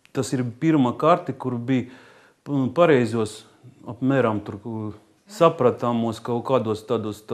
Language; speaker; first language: Latvian; non-native, local second language; Russian